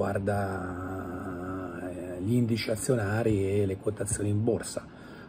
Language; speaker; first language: Italian; native; Italian